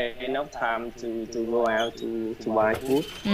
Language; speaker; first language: English; non-native, learner; Vietnamese